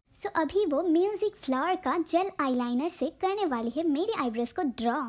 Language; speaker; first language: Hindi; non-native, local second language; Bangla